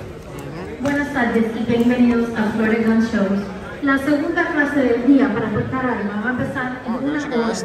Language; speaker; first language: Spanish; native; Spanish